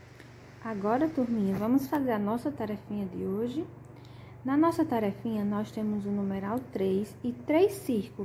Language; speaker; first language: Portuguese; native; Portuguese